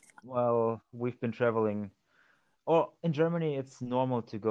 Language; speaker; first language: English; non-native, fluent; German